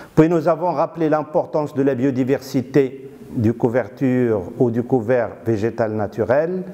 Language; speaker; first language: French; non-native, local second language; Arabic